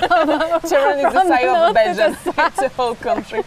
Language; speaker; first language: English; non-native, fluent; French